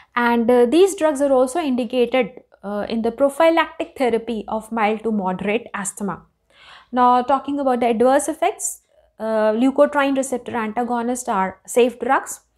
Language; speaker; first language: English; non-native, local second language; Hindi